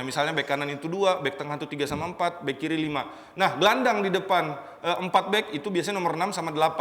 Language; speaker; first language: Indonesian; native; Indonesian